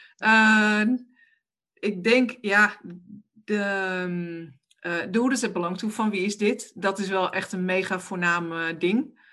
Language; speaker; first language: Dutch; native; Dutch